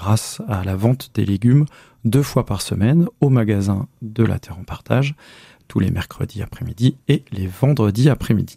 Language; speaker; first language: French; native; French